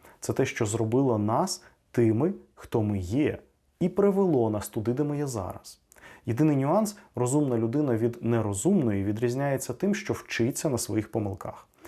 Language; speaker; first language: Ukrainian; native; Ukrainian